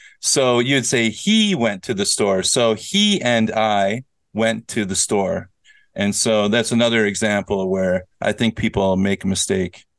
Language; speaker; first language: English; native; English